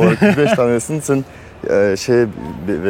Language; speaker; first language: Turkish; non-native, learner; Kazakh